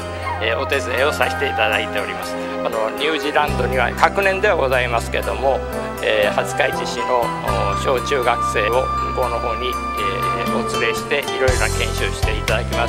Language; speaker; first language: Japanese; native; Japanese